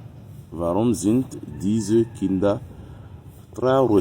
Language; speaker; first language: German; non-native, learner; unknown